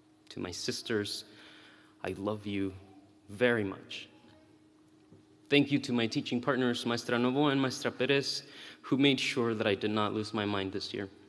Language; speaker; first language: English; early bilingual, other home language; Spanish